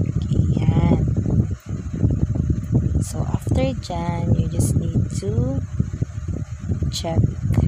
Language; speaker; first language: English; non-native, local second language; Filipino